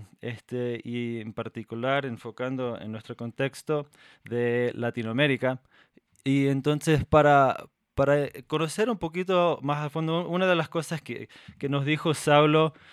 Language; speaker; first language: Spanish; non-native, fluent; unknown